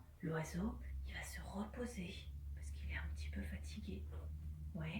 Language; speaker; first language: French; native; French